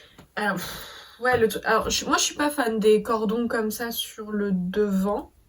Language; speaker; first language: French; native; French